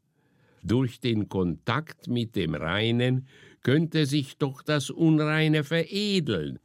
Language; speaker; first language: German; native; German